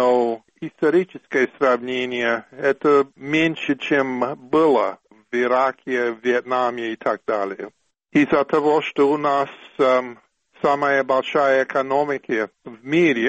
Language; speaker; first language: Russian; non-native, fluent; English